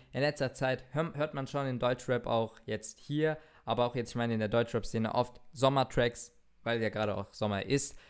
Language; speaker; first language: German; early bilingual, other home language; Turkish